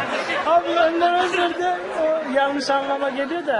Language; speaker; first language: Turkish; non-native, fluent; Indonesian